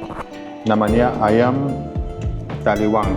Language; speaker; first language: Indonesian; non-native, fluent; Arabic